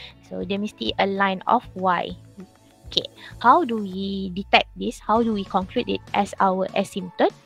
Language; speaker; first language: English; non-native, local second language; Malay